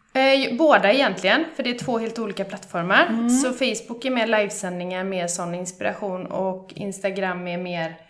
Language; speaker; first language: Swedish; native; Swedish